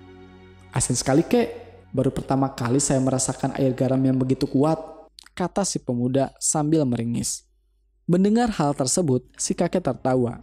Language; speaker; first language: Indonesian; native; Indonesian